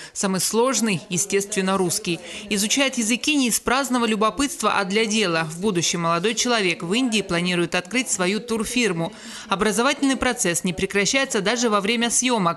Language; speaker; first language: Russian; native; Russian